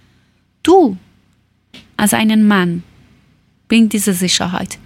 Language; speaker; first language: German; non-native, learner; Persian